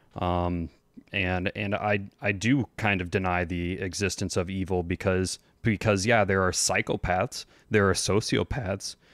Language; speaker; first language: English; native; English